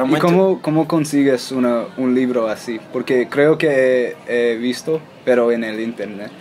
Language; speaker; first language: Spanish; non-native, learner; English